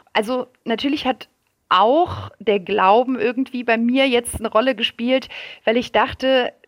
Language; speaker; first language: German; early bilingual, other home language; French